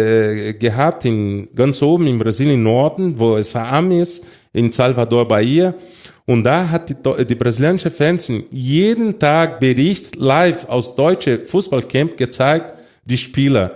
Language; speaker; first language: German; non-native, fluent; Portuguese